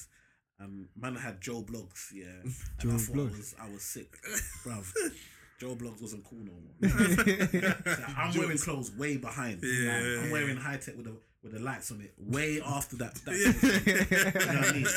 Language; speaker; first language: English; native; English